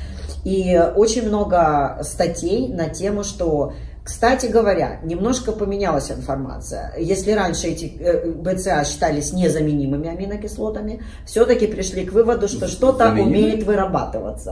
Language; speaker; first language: Russian; native; Russian